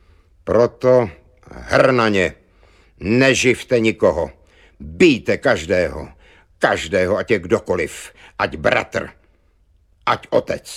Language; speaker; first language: Czech; native; Czech